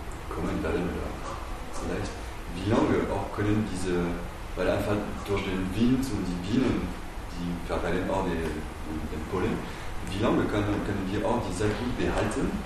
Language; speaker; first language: German; non-native, fluent; French